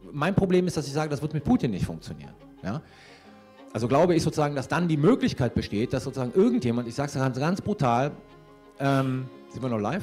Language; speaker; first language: German; native; German